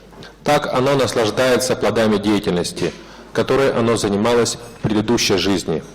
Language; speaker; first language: Russian; native; Russian